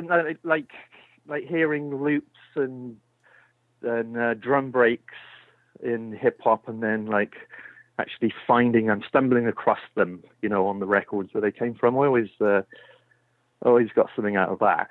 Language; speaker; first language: English; native; English